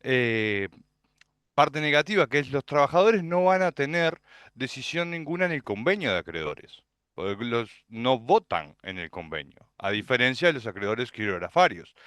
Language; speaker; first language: Spanish; native; Spanish